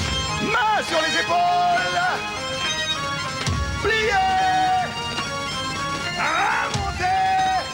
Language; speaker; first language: French; native; French